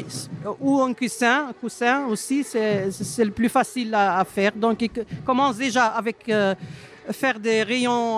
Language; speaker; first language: French; non-native, fluent; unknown